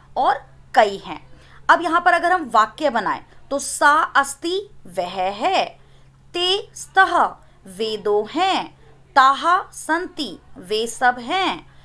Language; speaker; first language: Hindi; native; Hindi